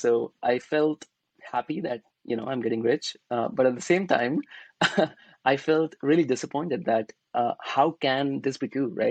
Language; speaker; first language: English; non-native, local second language; Hindi